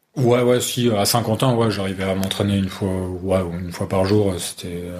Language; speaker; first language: French; native; French